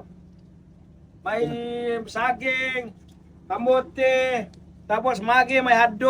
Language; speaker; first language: Filipino; non-native, learner; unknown